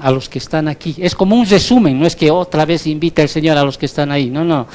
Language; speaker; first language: Spanish; native; Spanish